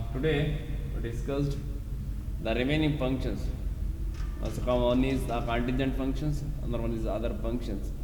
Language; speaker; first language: English; non-native, local second language; Kannada